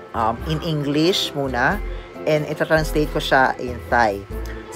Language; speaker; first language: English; non-native, local second language; Filipino